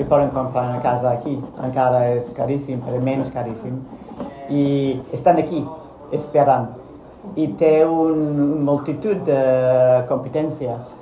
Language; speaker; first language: Catalan; non-native, learner; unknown